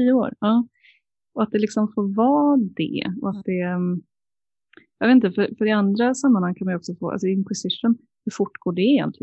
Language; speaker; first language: Swedish; native; Swedish